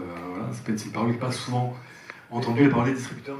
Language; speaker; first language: French; native; French